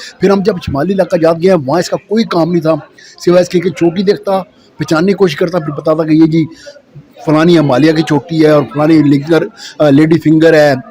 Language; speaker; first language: Urdu; non-native, local second language; Punjabi